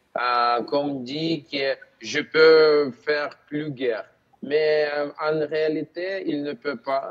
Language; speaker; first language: French; non-native, learner; Ukrainian